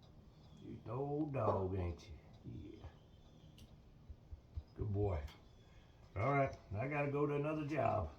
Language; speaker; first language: English; native; English